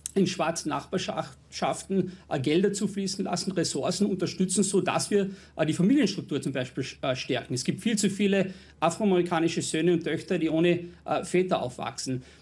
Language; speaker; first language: German; non-native, fluent; English